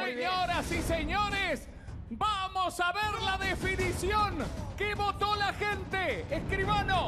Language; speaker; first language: Spanish; native; Spanish